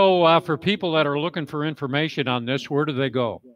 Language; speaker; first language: English; native; English